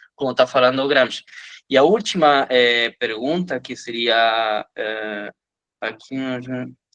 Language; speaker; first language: Portuguese; non-native, fluent; Spanish